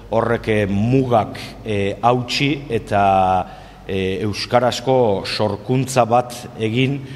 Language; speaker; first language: Basque; native; Basque